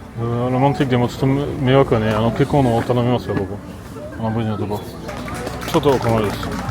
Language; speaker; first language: Japanese; non-native, fluent; French